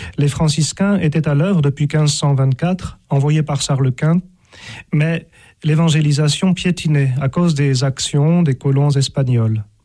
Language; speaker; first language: French; native; French